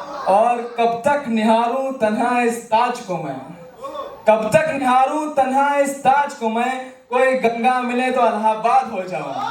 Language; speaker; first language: Hindi; native; Hindi